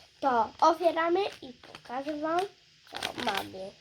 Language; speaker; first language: Polish; early bilingual, heritage; Polish